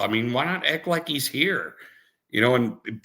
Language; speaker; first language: English; native; English